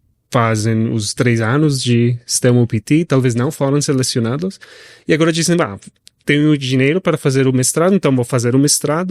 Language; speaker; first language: Portuguese; non-native, fluent; Spanish